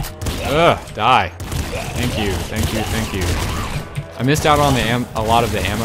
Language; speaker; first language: English; native; English